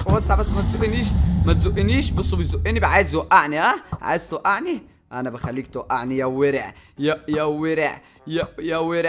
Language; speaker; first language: Arabic; native; Arabic